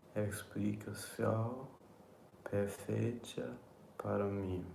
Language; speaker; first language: Portuguese; non-native, learner; English